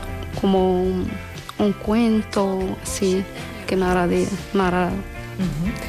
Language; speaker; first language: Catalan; non-native, learner; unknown